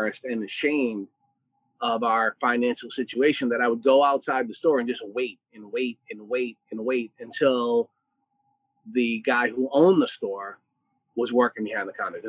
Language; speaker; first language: English; native; English